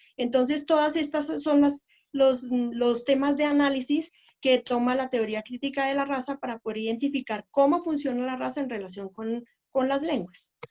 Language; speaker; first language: Spanish; native; Spanish